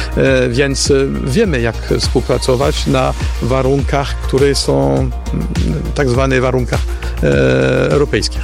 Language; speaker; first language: Polish; non-native, learner; French